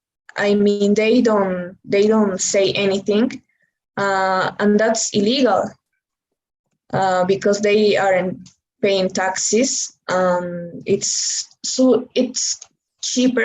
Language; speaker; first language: English; non-native, learner; Spanish